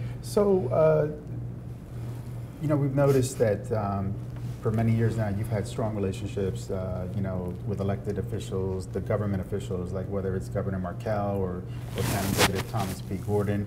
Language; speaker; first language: English; native; English